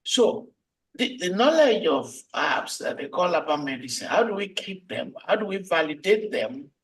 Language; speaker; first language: English; non-native, local second language; Yoruba